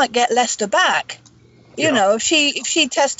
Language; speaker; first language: English; native; English